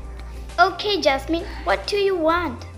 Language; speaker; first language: English; non-native, learner; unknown